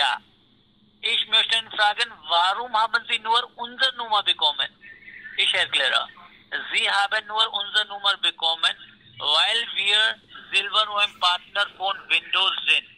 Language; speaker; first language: German; non-native, learner; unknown